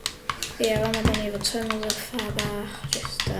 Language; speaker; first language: Welsh; native; Welsh